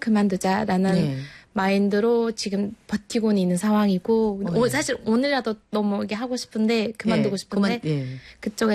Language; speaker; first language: Korean; non-native, fluent; Mongolian